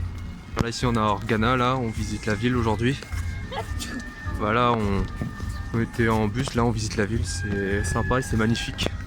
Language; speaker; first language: French; native; French